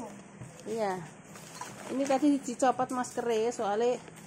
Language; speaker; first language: Indonesian; non-native, local second language; Javanese